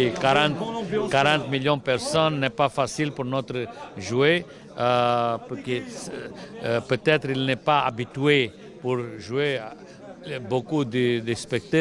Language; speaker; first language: French; non-native, learner; Portuguese